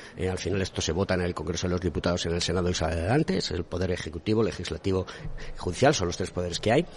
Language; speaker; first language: Spanish; native; Spanish